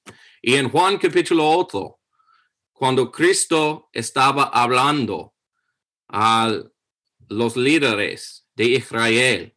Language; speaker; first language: Spanish; non-native, fluent; English